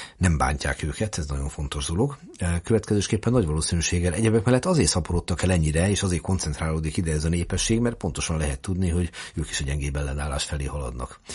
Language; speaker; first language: Hungarian; native; Hungarian